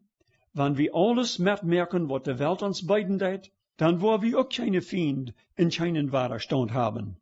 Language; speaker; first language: German; early bilingual, heritage; Plautdietsch